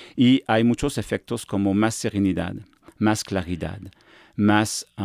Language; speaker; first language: Spanish; non-native, fluent; French